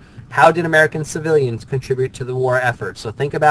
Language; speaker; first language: English; native; English